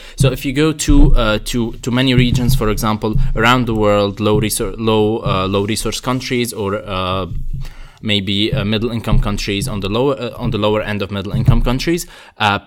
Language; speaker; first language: English; non-native, fluent; Arabic